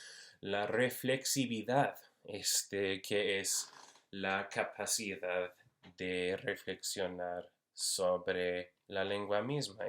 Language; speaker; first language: Spanish; non-native, fluent; English